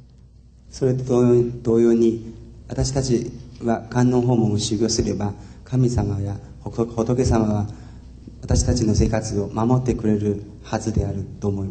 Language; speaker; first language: Japanese; non-native, fluent; Chinese